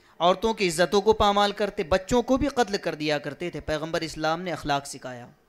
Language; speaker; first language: Urdu; native; Urdu